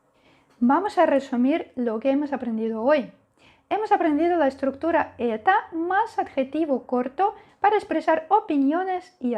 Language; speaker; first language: Spanish; non-native, fluent; Russian